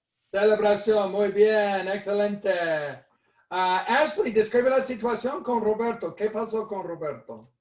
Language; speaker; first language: Spanish; non-native, fluent; English